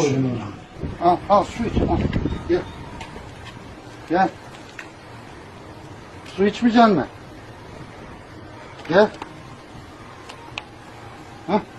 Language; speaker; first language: Turkish; native; Turkish